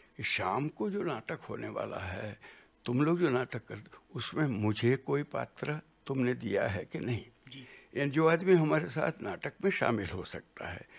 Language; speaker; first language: Hindi; non-native, local second language; Gujarati